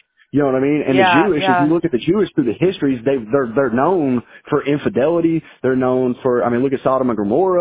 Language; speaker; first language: English; native; English